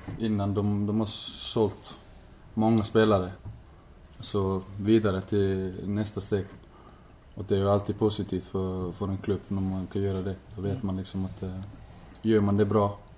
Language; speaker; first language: Swedish; non-native, learner; Icelandic